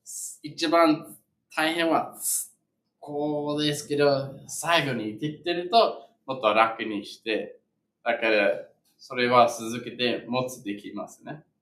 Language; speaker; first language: Japanese; non-native, fluent; English